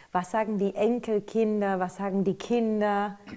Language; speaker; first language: German; non-native, fluent; Spanish